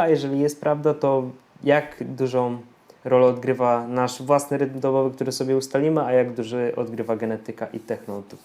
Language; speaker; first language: Polish; native; Polish